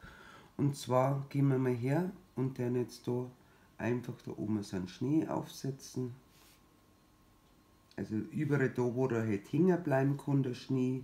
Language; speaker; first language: German; native; German